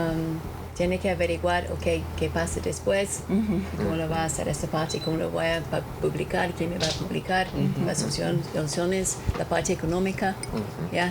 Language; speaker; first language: Spanish; non-native, fluent; English